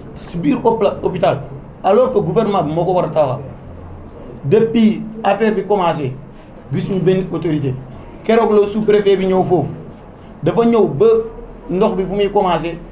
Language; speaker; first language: Wolof; non-native, local second language; Soninke